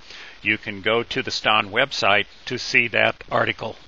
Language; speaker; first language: English; native; English